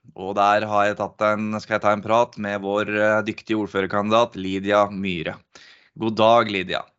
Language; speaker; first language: Norwegian; native; Norwegian